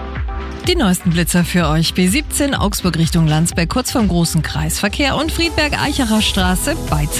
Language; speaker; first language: German; native; German